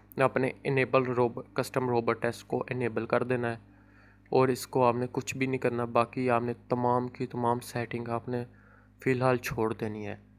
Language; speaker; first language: Urdu; non-native, local second language; Punjabi